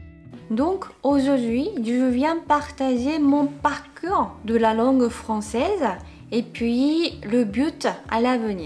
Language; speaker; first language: French; non-native, fluent; Japanese